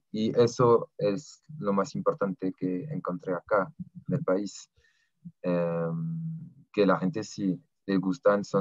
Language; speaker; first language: Spanish; non-native, fluent; French